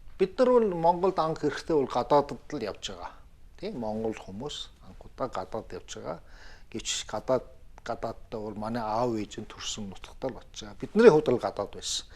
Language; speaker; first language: Mongolian; early bilingual, heritage; Mongolian